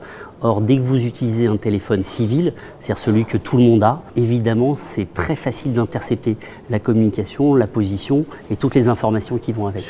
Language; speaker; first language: French; native; French